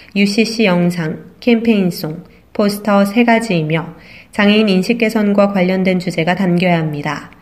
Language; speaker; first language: Korean; native; Korean